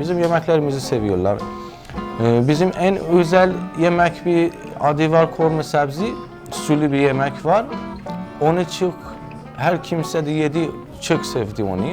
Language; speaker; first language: Turkish; non-native, learner; Persian